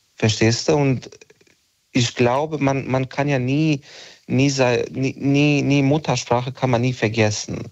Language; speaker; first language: German; non-native, fluent; Bosnian